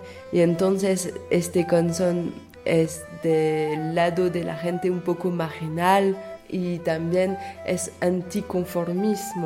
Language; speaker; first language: Spanish; non-native, learner; French